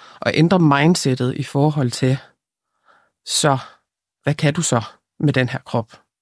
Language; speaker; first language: Danish; early bilingual, other home language; Lithuanian